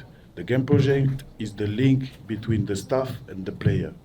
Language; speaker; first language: English; non-native, learner; French